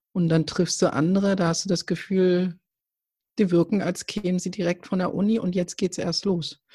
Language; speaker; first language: German; early bilingual, other home language; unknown